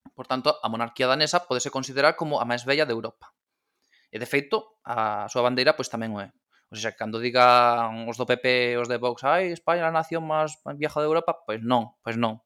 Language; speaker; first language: Galician; native; Galician